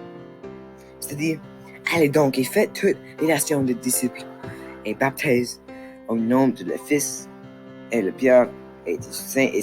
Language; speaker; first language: French; non-native, local second language; English